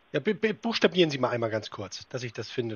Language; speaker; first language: German; native; German